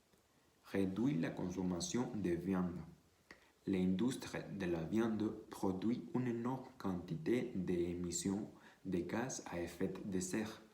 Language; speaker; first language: French; non-native, learner; Spanish